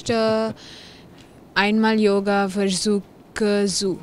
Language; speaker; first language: German; non-native, learner; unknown